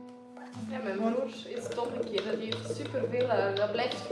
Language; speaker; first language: Dutch; native; Dutch